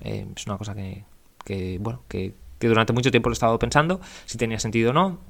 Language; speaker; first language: Spanish; native; Spanish